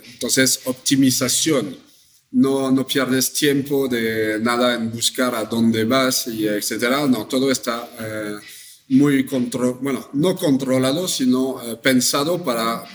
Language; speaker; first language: Spanish; non-native, fluent; French